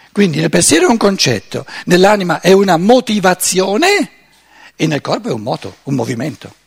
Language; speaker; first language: Italian; native; Italian